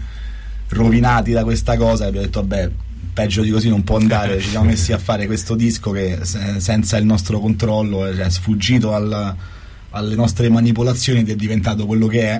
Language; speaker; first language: Italian; native; Italian